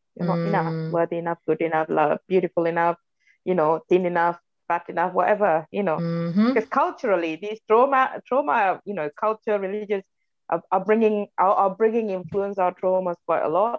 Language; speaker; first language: English; non-native, local second language; Sinhala